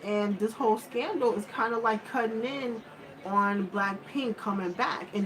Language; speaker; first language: English; native; English